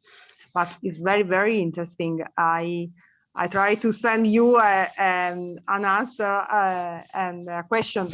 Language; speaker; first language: English; non-native, learner; Italian